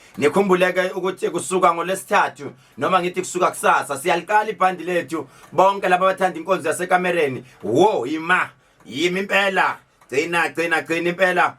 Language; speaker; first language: Zulu; native; Zulu